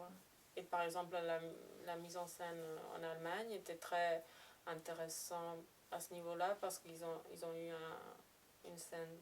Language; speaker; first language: French; non-native, fluent; Serbian